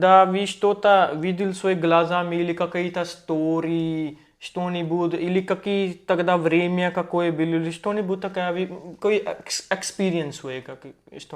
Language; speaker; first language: Russian; non-native, learner; Hindi